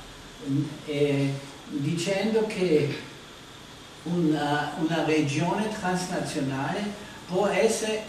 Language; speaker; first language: Italian; non-native, fluent; German